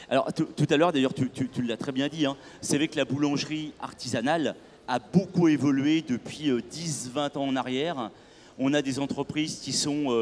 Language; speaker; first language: French; native; French